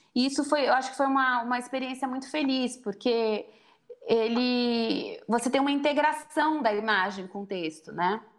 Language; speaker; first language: Portuguese; native; Portuguese